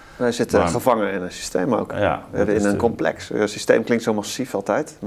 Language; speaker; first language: Dutch; native; Dutch